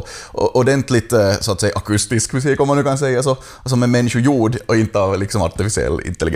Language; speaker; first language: Swedish; native; Swedish